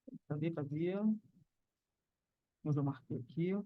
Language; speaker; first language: Portuguese; native; Portuguese